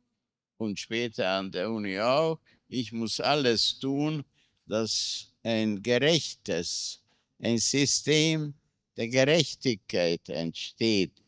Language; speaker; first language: German; non-native, fluent; Hungarian